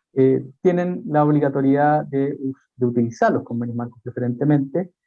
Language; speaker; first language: Spanish; native; Spanish